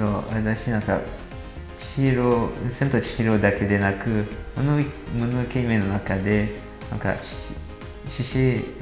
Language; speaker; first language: Japanese; non-native, learner; French